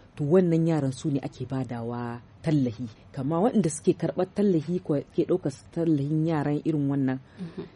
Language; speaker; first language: Hausa; native; Hausa